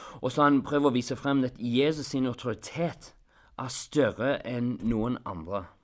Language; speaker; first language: Norwegian; non-native, fluent; English